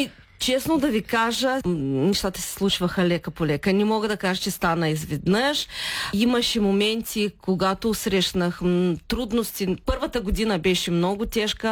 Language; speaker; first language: Bulgarian; early bilingual, heritage; Bulgarian